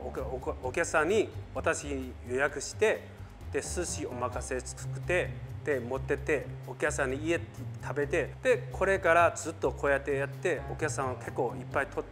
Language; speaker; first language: Japanese; non-native, learner; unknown